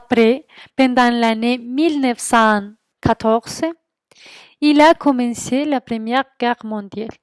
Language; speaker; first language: French; non-native, fluent; Spanish